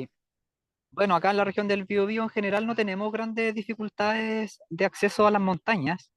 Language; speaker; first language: Spanish; native; Spanish